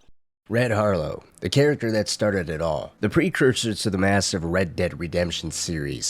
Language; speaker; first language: English; native; English